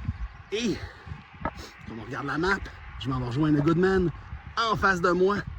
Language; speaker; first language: French; native; French